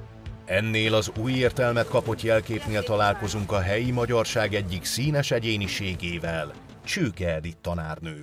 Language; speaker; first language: Hungarian; native; Hungarian